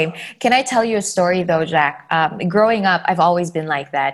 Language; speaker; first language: English; non-native, local second language; Filipino